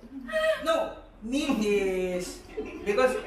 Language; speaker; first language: English; non-native, learner; Filipino